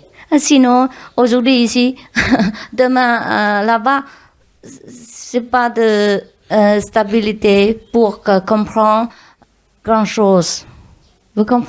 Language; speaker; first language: French; non-native, learner; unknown